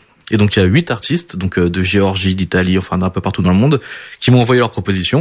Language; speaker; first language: French; early bilingual, other home language; Portuguese